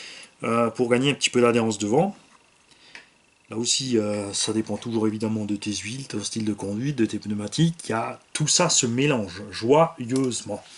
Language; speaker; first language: French; native; French